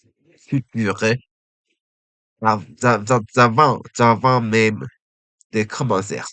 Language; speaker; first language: French; non-native, learner; Japanese